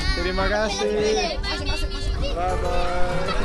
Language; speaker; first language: Indonesian; non-native, learner; Danish